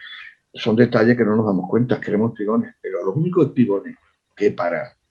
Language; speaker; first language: Spanish; native; Spanish